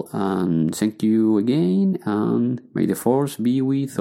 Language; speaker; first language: English; non-native, fluent; Spanish